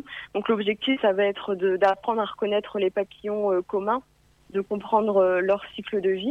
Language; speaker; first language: French; native; French